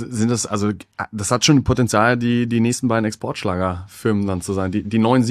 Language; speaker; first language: German; native; German